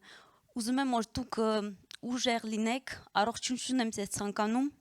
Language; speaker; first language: Armenian; early bilingual, heritage; Armenian